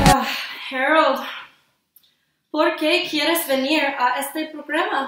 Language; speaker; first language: Spanish; non-native, learner; English